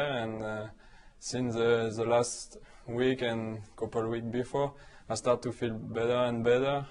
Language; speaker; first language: English; non-native, learner; French